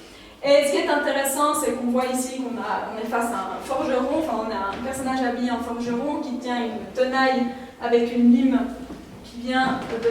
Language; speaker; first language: French; native; French